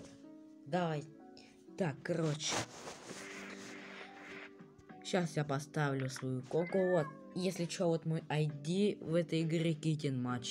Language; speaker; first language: Russian; native; Russian